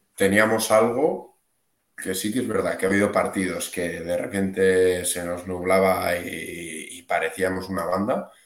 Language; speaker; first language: Spanish; native; Spanish